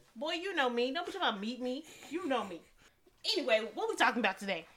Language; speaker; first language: English; native; English